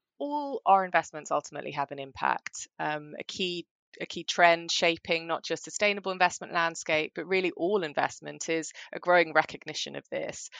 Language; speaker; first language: English; early bilingual, other home language; German